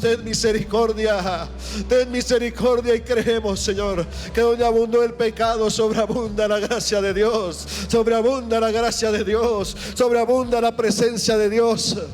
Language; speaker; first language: Spanish; native; Spanish